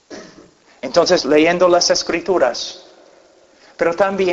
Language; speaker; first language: Spanish; non-native, fluent; English